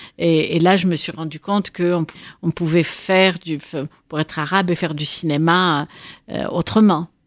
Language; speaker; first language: French; non-native, local second language; Arabic